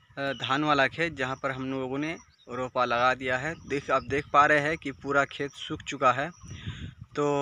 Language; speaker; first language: Hindi; native; Hindi